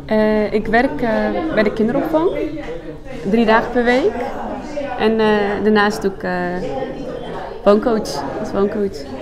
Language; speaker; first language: Dutch; non-native, fluent; Turkish